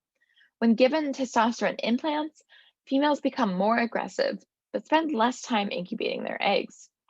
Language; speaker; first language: English; native; English